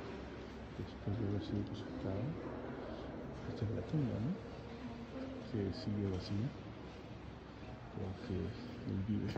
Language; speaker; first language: Spanish; early bilingual, heritage; Spanish